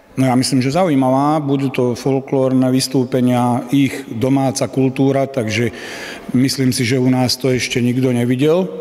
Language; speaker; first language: Slovak; native; Slovak